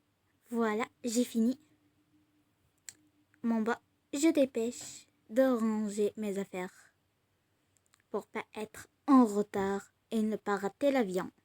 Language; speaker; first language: French; non-native, learner; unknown